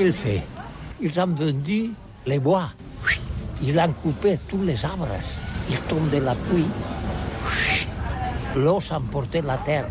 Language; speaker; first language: French; non-native, learner; Catalan